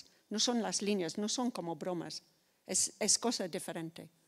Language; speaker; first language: Spanish; non-native, fluent; English